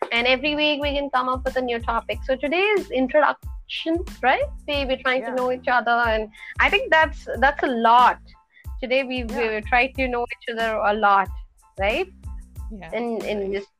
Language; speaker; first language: English; non-native, local second language; Telugu